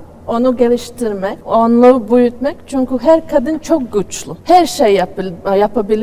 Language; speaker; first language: Turkish; non-native, learner; Latvian